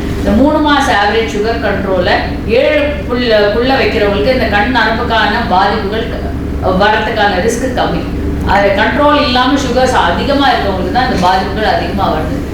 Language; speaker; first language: Tamil; native; Tamil